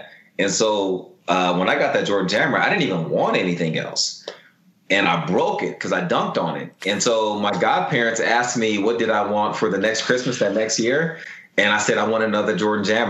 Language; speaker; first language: English; native; English